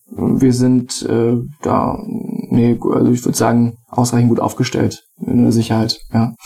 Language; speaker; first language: German; native; German